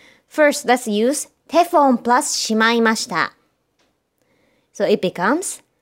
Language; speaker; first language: English; non-native, fluent; Japanese